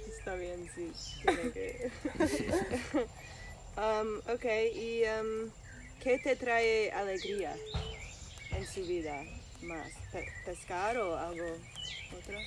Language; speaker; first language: Spanish; non-native, learner; English